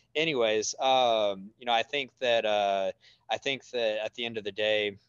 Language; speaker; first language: English; native; English